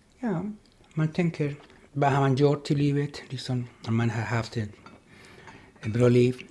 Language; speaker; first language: Swedish; non-native, fluent; Spanish